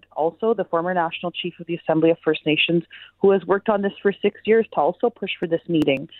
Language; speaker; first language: English; native; English